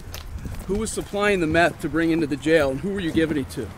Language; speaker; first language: English; native; English